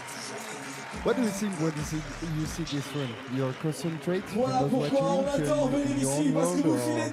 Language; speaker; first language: English; non-native, learner; French